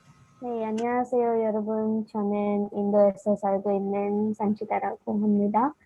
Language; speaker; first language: Korean; non-native, learner; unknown